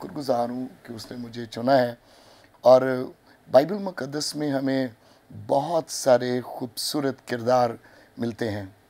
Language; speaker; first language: Urdu; non-native, local second language; Punjabi